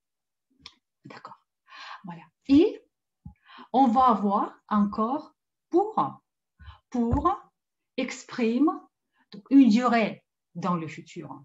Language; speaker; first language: French; non-native, fluent; Russian